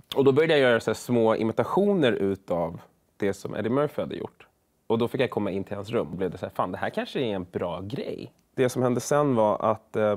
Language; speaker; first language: Swedish; early bilingual, other home language; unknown